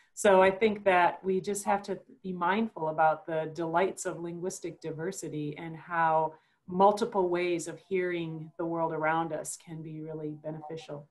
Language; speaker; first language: English; native; English